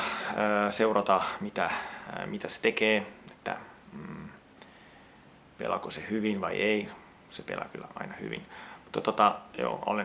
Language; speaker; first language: Finnish; non-native, fluent; Italian